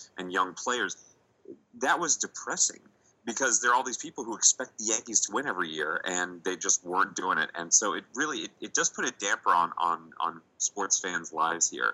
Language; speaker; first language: English; native; English